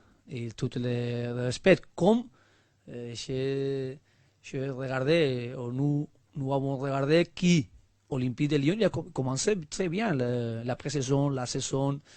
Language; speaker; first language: French; non-native, learner; Spanish